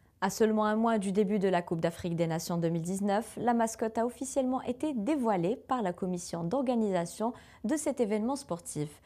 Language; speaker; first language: French; non-native, local second language; Arabic